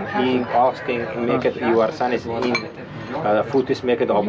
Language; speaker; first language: English; non-native, learner; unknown